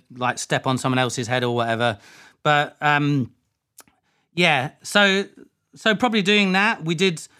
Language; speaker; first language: English; native; English